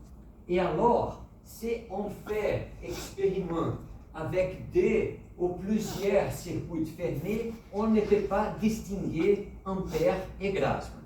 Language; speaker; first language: French; non-native, fluent; Portuguese